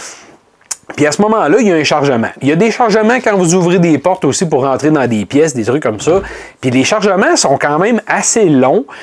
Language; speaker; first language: French; native; French